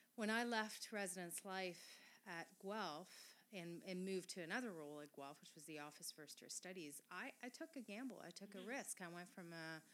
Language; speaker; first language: English; non-native, fluent; French